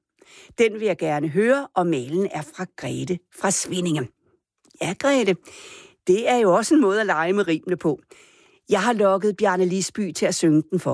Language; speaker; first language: Danish; native; Danish